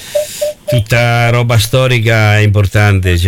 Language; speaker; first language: Italian; native; Italian